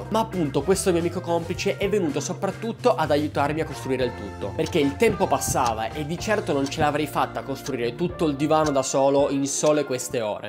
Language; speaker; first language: Italian; native; Italian